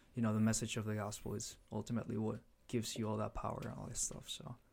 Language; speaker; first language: English; early bilingual, other home language; Spanish